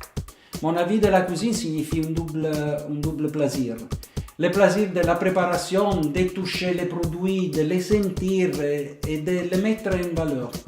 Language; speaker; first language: French; non-native, fluent; Italian